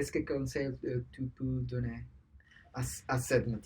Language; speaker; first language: French; non-native, learner; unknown